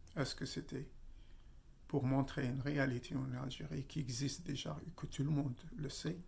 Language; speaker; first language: French; non-native, local second language; Arabic